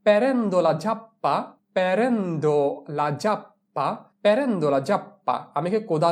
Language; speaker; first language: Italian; non-native, fluent; Bangla